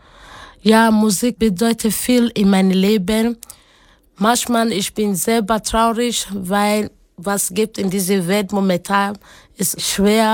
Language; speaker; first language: German; non-native, learner; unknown